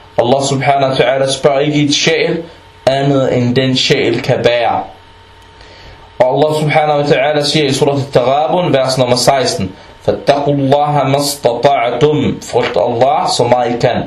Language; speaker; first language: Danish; early bilingual, other home language; Arabic